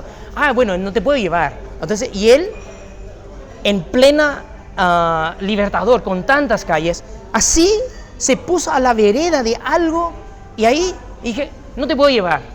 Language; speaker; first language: Spanish; non-native, fluent; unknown